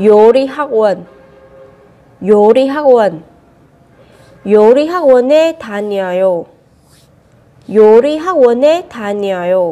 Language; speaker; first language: Korean; non-native, fluent; Vietnamese